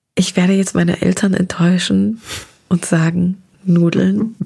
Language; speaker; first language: German; native; German